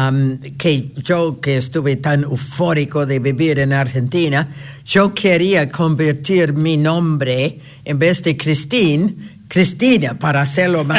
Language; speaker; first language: Spanish; non-native, fluent; English